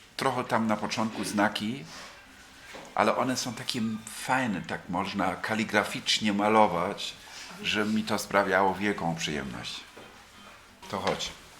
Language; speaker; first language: Polish; non-native, fluent; German